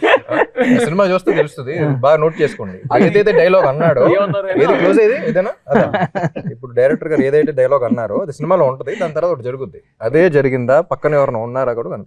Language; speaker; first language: Telugu; native; Telugu